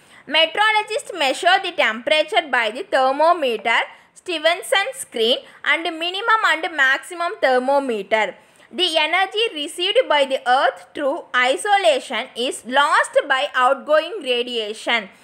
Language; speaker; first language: English; non-native, local second language; Tamil